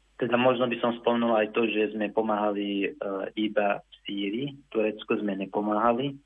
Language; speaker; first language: Slovak; non-native, fluent; Arabic